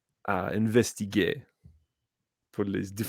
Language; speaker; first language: French; non-native, learner; English